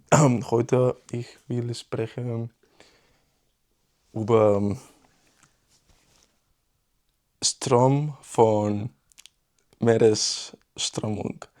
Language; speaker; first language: German; non-native, learner; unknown